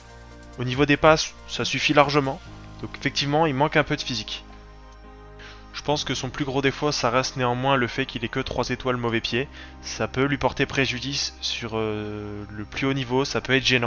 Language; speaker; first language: French; native; French